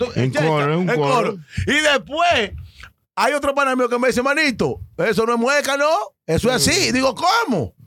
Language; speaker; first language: Spanish; native; Spanish